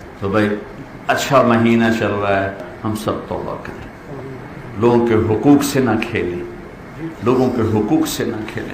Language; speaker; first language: Urdu; non-native, local second language; Punjabi